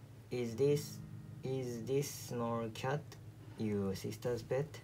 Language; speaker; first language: English; non-native, learner; Japanese